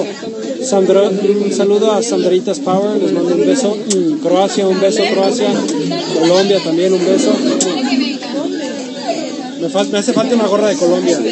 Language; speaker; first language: Spanish; native; Spanish